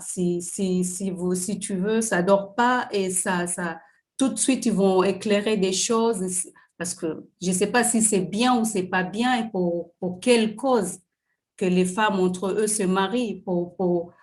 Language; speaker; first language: French; non-native, fluent; Swahili